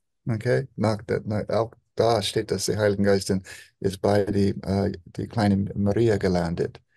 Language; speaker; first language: German; non-native, fluent; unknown